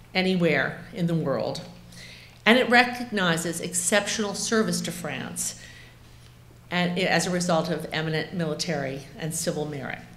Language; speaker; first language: English; native; English